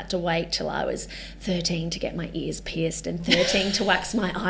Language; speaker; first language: English; native; English